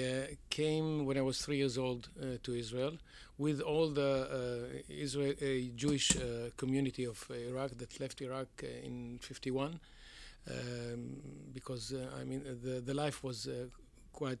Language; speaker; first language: English; non-native, fluent; Arabic